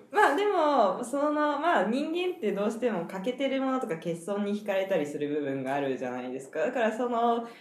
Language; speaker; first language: Japanese; native; Japanese